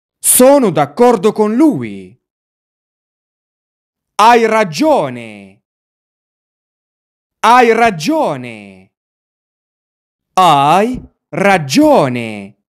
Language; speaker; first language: Italian; non-native, fluent; Arabic